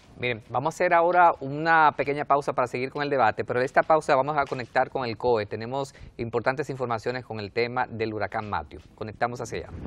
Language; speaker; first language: Spanish; native; Spanish